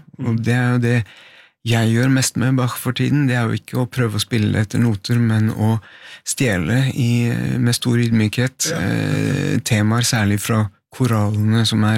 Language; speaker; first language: Norwegian; native; Norwegian